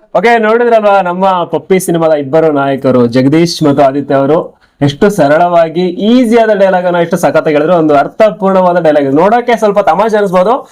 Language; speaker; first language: Kannada; native; Kannada